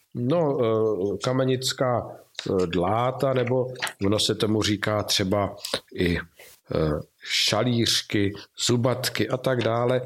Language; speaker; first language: Czech; native; Czech